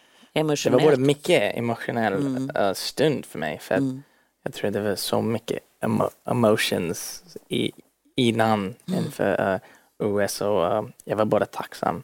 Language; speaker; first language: Swedish; early bilingual, heritage; English